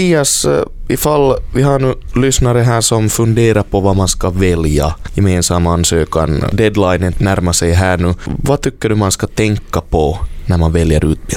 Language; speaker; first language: Swedish; native; Swedish